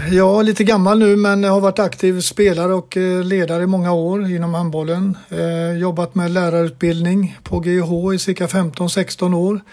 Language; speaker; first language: Swedish; native; Swedish